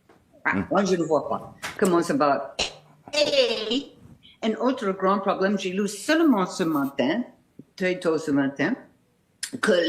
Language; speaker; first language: French; non-native, fluent; English